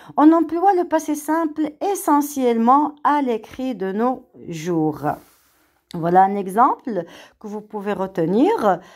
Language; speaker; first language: French; non-native, local second language; Arabic